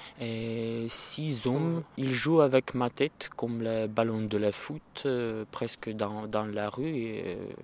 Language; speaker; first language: French; non-native, learner; Russian